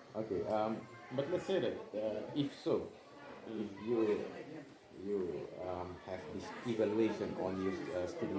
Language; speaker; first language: English; non-native, learner; Indonesian